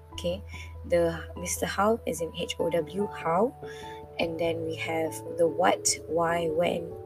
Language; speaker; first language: English; non-native, local second language; Malay